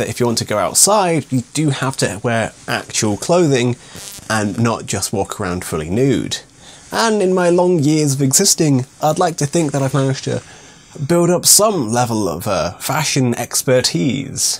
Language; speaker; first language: English; native; English